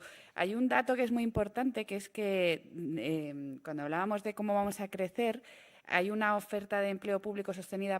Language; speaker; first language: Spanish; native; Spanish